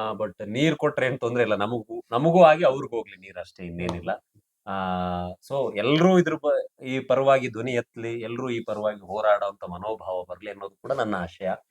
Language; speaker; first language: Kannada; native; Kannada